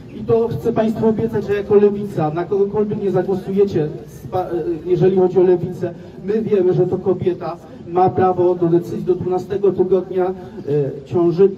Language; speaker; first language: Polish; native; Polish